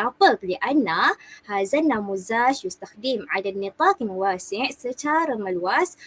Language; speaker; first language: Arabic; non-native, learner; Malay